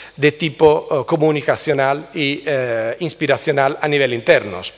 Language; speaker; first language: Spanish; non-native, fluent; Italian